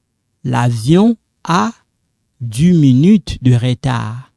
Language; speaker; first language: French; non-native, local second language; Lingala